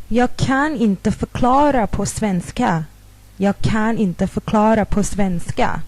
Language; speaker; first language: Swedish; non-native, fluent; Thai